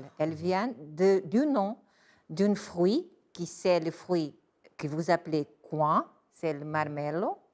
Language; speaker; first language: French; non-native, fluent; Portuguese